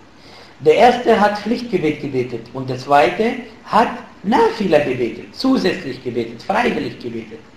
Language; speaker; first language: German; non-native, fluent; Arabic